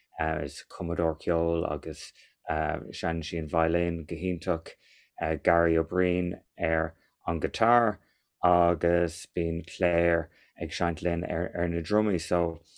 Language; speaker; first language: Irish; non-native, local second language; English